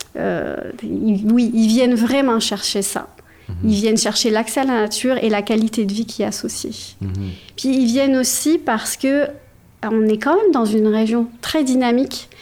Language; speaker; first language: French; native; French